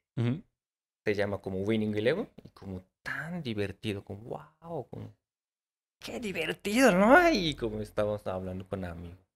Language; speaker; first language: Spanish; non-native, fluent; Japanese